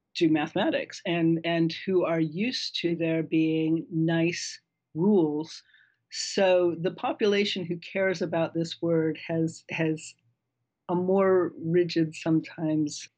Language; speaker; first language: English; native; English